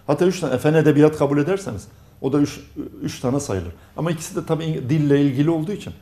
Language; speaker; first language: Turkish; non-native, local second language; Arabic